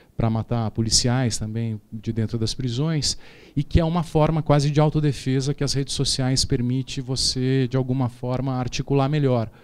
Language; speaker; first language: Portuguese; native; Portuguese